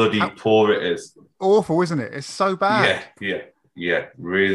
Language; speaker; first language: English; native; English